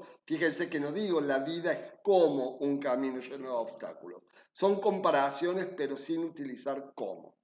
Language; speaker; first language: Spanish; native; Spanish